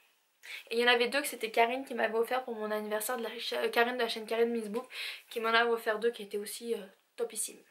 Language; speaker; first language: French; native; French